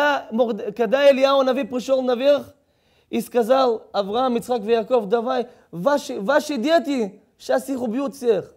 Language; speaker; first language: Russian; non-native, learner; Hebrew